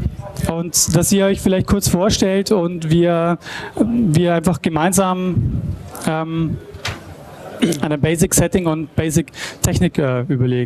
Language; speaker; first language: German; native; German